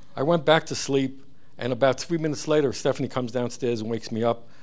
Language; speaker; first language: English; early bilingual, other home language; Hebrew